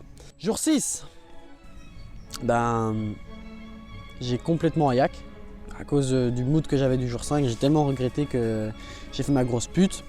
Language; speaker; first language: French; native; French